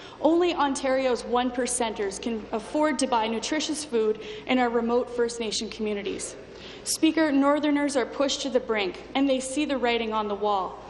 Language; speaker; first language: English; native; English